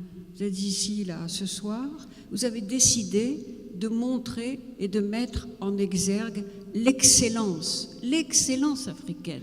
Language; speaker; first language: French; native; French